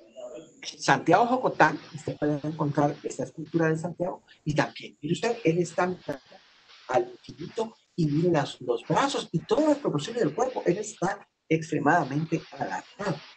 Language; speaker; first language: Spanish; native; Spanish